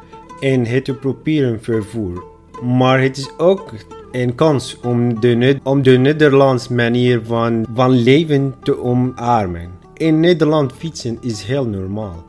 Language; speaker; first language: Dutch; non-native, fluent; Arabic